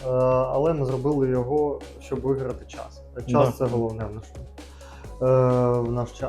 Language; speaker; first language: Ukrainian; native; Ukrainian